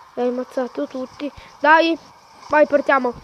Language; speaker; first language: Italian; native; Italian